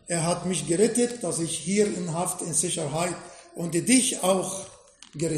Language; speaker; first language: German; non-native, fluent; Arabic